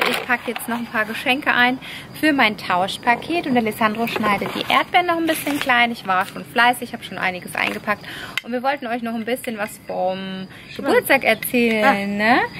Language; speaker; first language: German; non-native, fluent; Italian